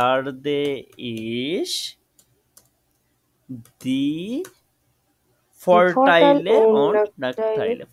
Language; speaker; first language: German; non-native, fluent; Bangla